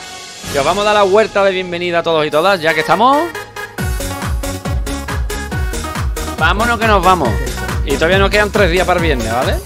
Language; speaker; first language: Spanish; native; Spanish